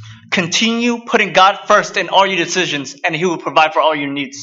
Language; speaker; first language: English; early bilingual, other home language; Vietnamese